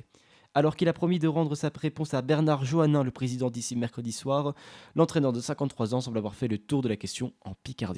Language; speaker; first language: French; native; French